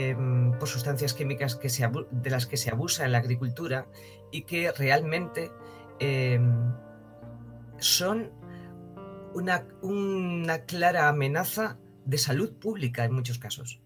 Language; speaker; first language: Spanish; native; Spanish